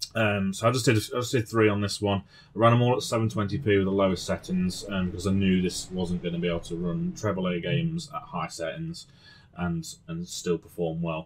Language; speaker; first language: English; native; English